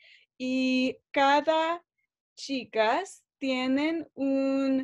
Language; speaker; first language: Spanish; non-native, learner; English